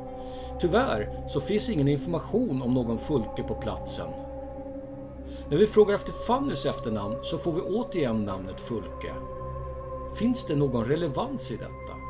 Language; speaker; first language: Swedish; native; Swedish